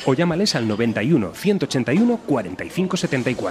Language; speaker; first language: Spanish; native; Spanish